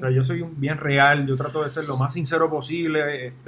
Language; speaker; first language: Spanish; native; Spanish